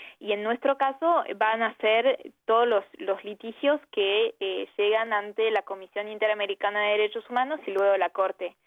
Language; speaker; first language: Spanish; early bilingual, heritage; Spanish